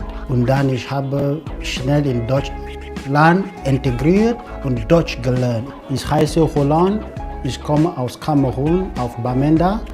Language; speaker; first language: German; non-native, learner; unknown